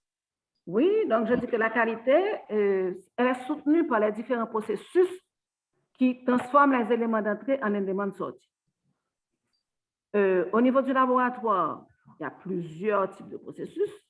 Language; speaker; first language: French; non-native, local second language; Haitian Creole